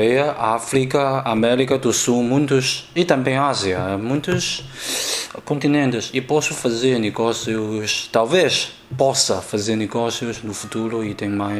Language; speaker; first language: Portuguese; non-native, learner; Chinese